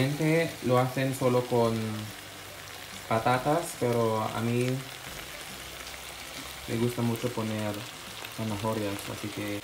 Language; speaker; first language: Spanish; non-native, fluent; Filipino